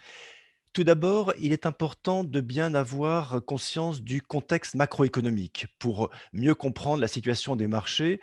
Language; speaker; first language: French; native; French